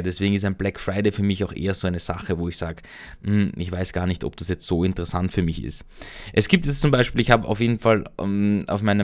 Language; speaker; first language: German; native; German